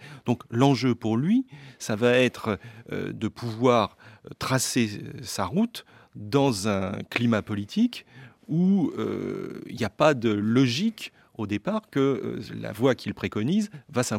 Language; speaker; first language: French; native; French